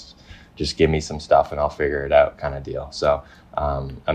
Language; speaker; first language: English; native; English